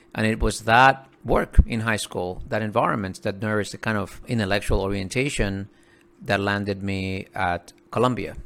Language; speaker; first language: English; early bilingual, other home language; Spanish